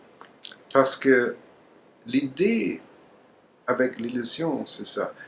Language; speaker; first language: French; non-native, learner; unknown